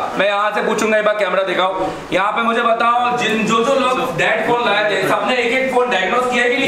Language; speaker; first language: Hindi; native; Hindi